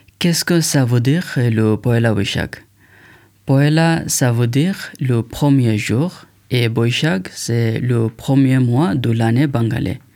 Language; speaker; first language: French; non-native, learner; Bangla